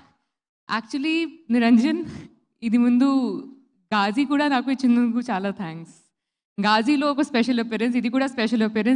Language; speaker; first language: Telugu; non-native, learner; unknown